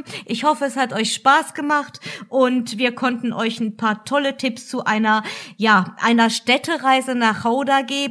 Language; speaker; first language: German; native; German